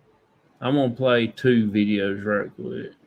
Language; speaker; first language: English; native; English